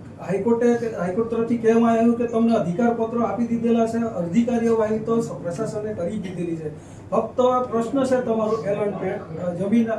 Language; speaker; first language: Gujarati; native; Gujarati